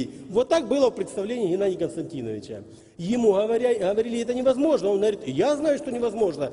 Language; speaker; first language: Russian; native; Russian